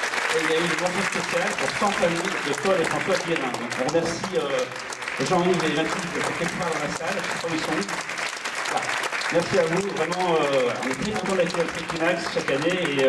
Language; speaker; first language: French; native; French